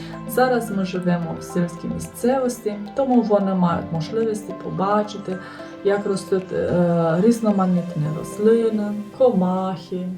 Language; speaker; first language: Ukrainian; non-native, fluent; Romanian